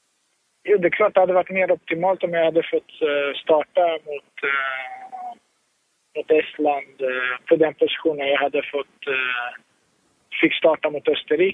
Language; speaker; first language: Swedish; early bilingual, other home language; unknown